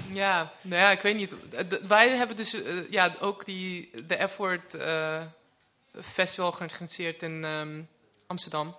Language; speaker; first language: Dutch; non-native, fluent; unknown